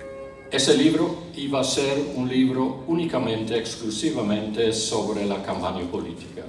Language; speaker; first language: Spanish; non-native, fluent; English